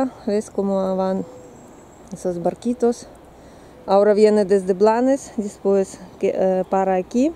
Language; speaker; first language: Spanish; non-native, learner; Russian